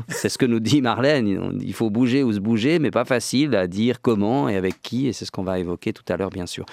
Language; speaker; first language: French; native; French